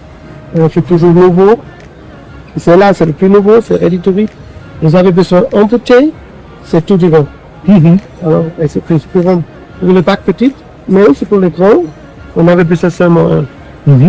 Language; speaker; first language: French; non-native, learner; German